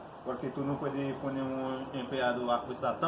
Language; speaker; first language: Spanish; non-native, learner; Haitian Creole